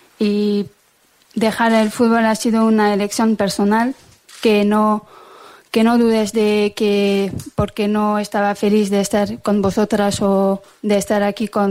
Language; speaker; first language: Spanish; non-native, fluent; French